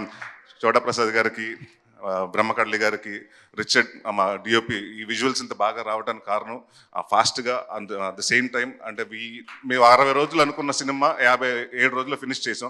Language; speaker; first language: Telugu; native; Telugu